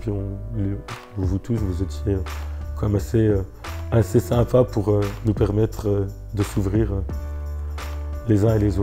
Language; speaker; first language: French; native; French